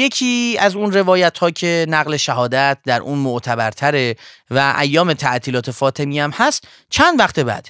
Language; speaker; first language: Persian; native; Persian